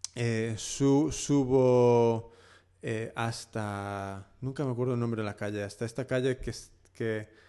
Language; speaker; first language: Spanish; early bilingual, heritage; Spanish